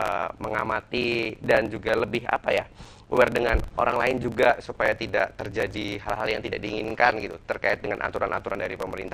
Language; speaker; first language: Indonesian; native; Indonesian